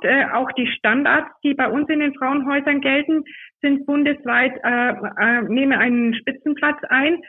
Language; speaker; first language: German; native; German